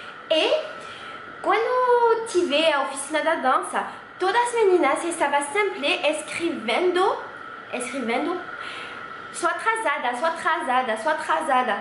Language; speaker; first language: Portuguese; non-native, fluent; French